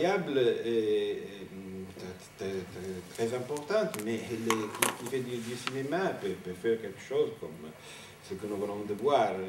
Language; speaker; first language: French; non-native, fluent; Italian